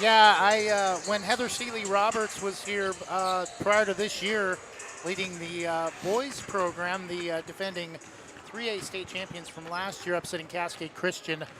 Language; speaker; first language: English; native; English